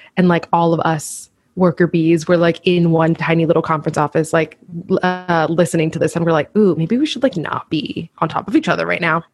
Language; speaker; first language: English; native; English